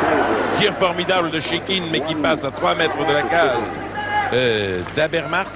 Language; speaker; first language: French; native; French